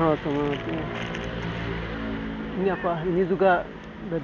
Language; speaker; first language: Indonesian; non-native, learner; Bangla